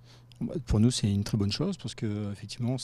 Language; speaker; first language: French; native; French